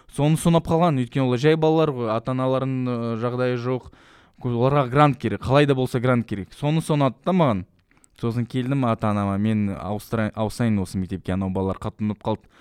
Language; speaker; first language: Kazakh; non-native, local second language; Russian